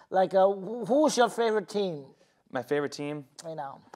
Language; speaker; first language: English; native; English